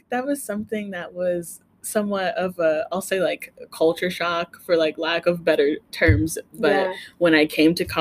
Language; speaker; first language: English; native; English